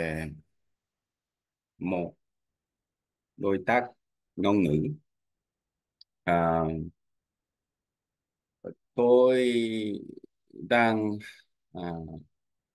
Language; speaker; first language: Vietnamese; non-native, learner; Korean